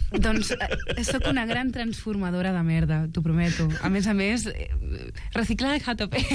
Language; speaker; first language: Catalan; early bilingual, other home language; Arabic